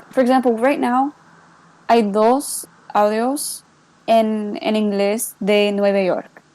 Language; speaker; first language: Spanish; non-native, learner; English